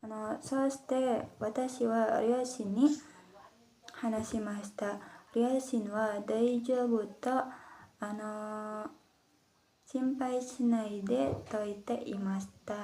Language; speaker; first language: Japanese; non-native, learner; Indonesian